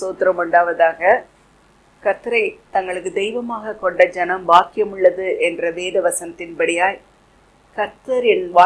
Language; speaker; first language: Tamil; native; Tamil